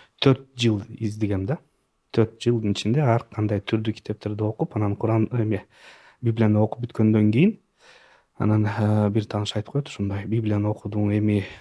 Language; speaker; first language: Kyrgyz; non-native, local second language; Russian